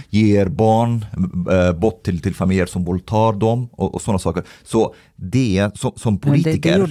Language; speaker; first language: Swedish; early bilingual, other home language; Arabic